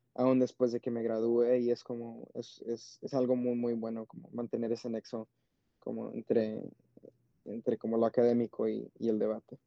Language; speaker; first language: Spanish; early bilingual, heritage; Spanish